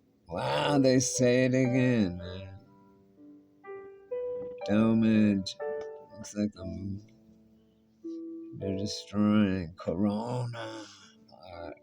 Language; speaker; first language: English; native; English